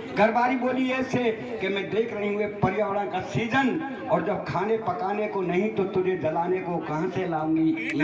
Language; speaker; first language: Hindi; native; Hindi